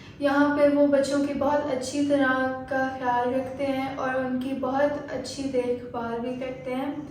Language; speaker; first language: Urdu; early bilingual, heritage; Urdu